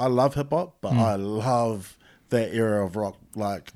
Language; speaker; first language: English; native; English